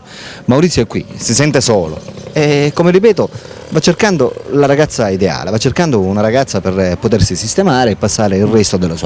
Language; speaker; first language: Italian; native; Italian